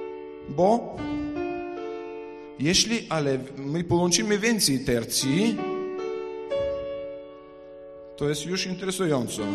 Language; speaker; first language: Polish; non-native, fluent; Ukrainian